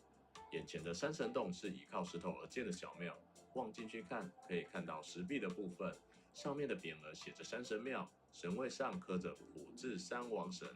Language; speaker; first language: Chinese; native; Chinese